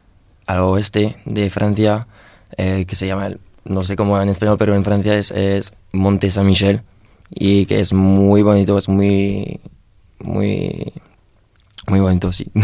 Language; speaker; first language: Spanish; non-native, learner; French